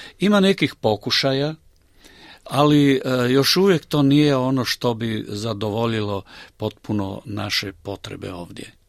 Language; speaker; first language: Croatian; native; Croatian